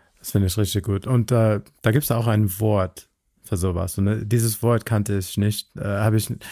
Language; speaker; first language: German; non-native, fluent; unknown